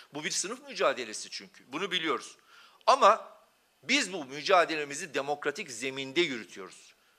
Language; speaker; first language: Turkish; non-native, local second language; Kurdish